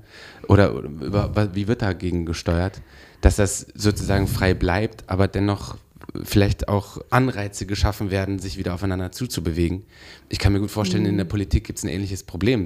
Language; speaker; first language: German; native; German